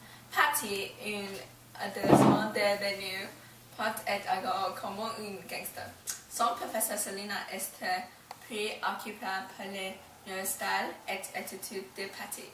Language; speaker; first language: French; non-native, learner; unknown